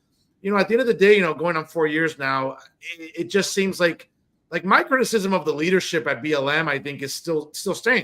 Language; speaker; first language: English; native; English